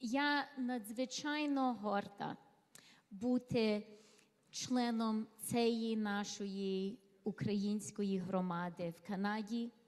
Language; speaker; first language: Ukrainian; early bilingual, heritage; Ukrainian